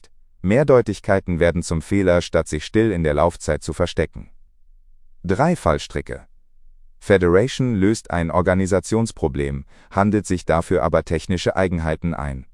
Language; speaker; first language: German; native; German